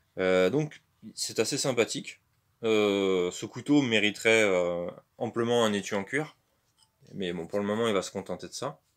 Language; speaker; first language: French; native; French